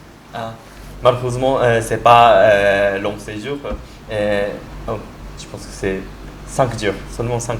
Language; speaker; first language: French; non-native, learner; Japanese